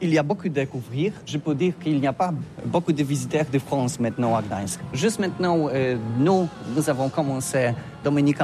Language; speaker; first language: French; non-native, learner; Polish